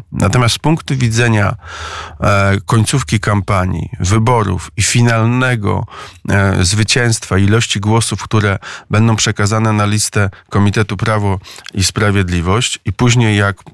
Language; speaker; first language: Polish; native; Polish